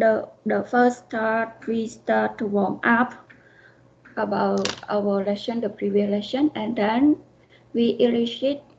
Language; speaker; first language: English; non-native, learner; Khmer